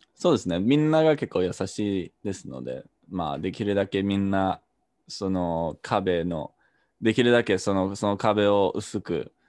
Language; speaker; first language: Japanese; non-native, fluent; English